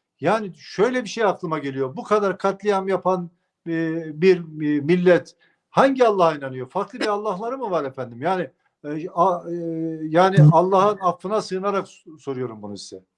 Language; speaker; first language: Turkish; non-native, fluent; Arabic